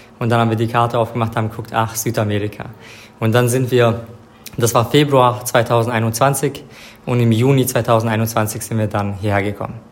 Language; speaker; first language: German; non-native, fluent; Serbian